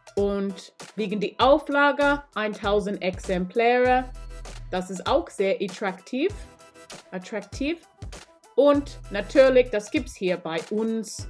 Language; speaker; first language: German; non-native, learner; English